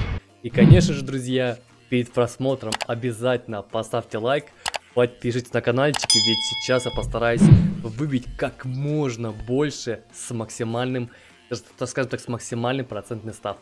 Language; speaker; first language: Russian; native; Russian